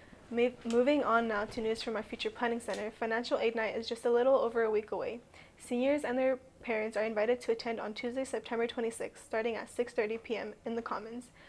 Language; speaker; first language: English; native; English